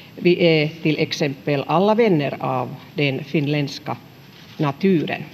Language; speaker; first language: Swedish; non-native, local second language; Finnish